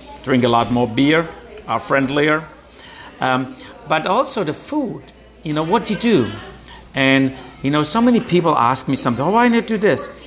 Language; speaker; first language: English; non-native, fluent; German